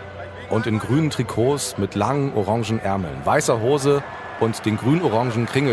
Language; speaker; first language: German; native; German